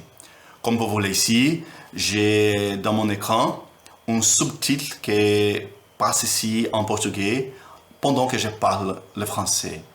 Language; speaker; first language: French; non-native, learner; Portuguese